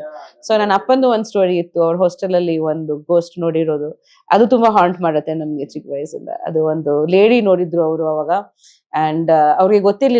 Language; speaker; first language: Kannada; non-native, fluent; Bangla